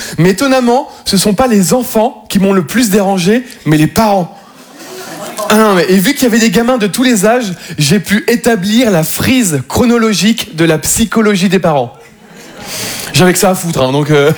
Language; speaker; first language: French; native; French